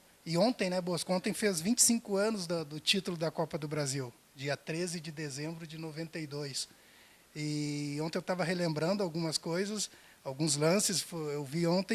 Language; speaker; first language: Portuguese; native; Portuguese